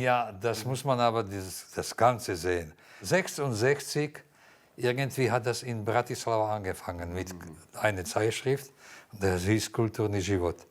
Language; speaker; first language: German; non-native, fluent; Slovak